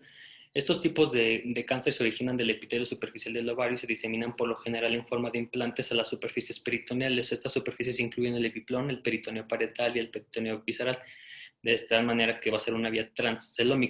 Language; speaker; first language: Spanish; native; Spanish